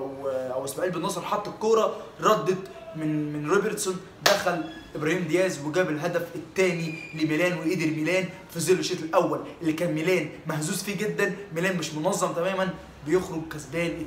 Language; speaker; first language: Arabic; native; Arabic